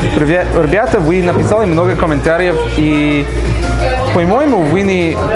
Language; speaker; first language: Russian; non-native, learner; English